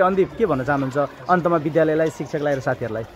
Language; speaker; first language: Nepali; native; Nepali